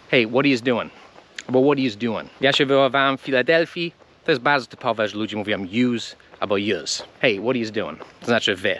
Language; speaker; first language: Polish; non-native, fluent; English